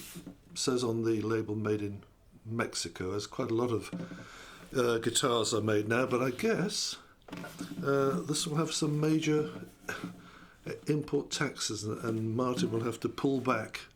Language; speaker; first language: English; native; English